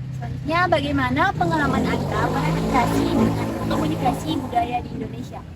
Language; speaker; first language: Indonesian; native; Indonesian